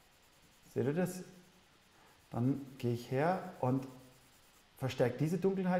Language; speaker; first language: German; native; German